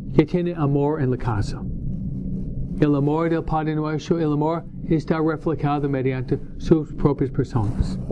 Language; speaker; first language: Spanish; non-native, fluent; English